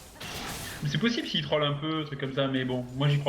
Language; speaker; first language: French; native; French